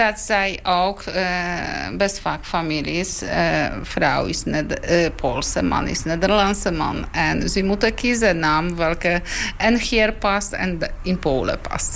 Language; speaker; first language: Dutch; non-native, learner; Polish